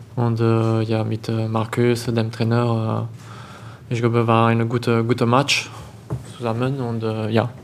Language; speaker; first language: German; non-native, learner; French